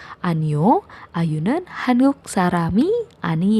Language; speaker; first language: Korean; non-native, fluent; Indonesian